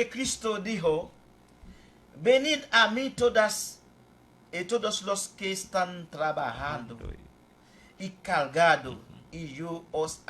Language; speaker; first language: Spanish; non-native, fluent; Haitian Creole